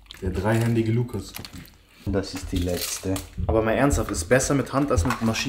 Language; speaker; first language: German; native; German